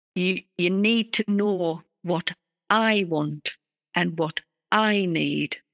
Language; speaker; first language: English; native; English